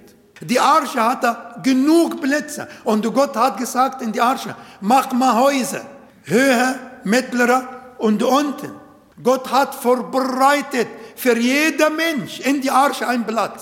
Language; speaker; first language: German; non-native, fluent; Arabic